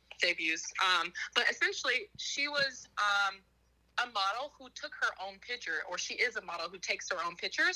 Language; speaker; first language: English; native; English